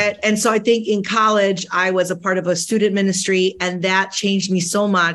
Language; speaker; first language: English; early bilingual, other home language; Spanish